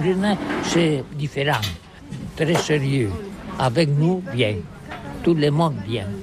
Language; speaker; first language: French; non-native, learner; Catalan